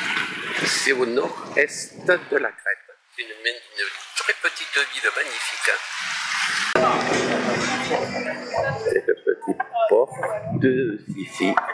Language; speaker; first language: French; native; French